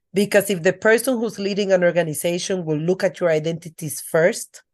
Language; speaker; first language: English; non-native, fluent; Spanish